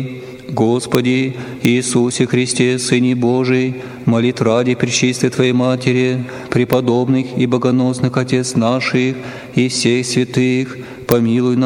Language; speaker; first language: Russian; native; Russian